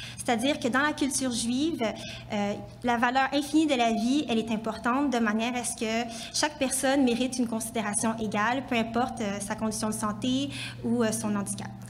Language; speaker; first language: French; native; French